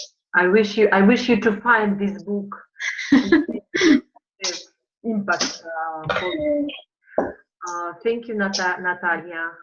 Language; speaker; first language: English; non-native, fluent; Russian